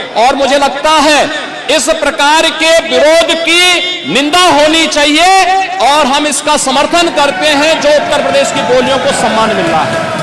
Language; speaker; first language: Hindi; native; Hindi